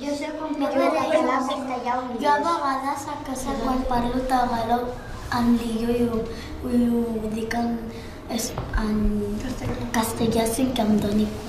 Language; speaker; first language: Catalan; early bilingual, other home language; Filipino